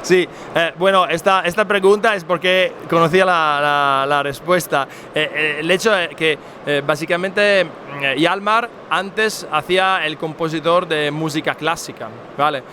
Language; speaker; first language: Spanish; non-native, fluent; Italian